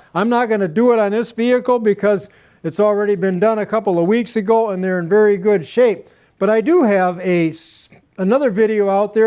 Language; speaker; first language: English; native; English